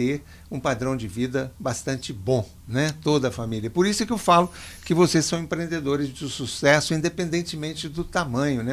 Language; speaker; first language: Portuguese; native; Portuguese